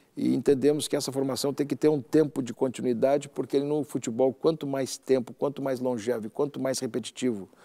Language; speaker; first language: Portuguese; native; Portuguese